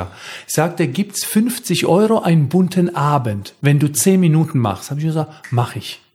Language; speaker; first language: German; non-native, fluent; Croatian